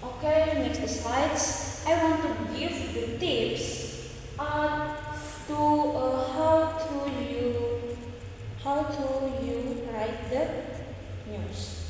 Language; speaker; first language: English; non-native, learner; Indonesian